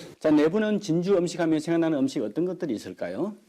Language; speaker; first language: Korean; native; Korean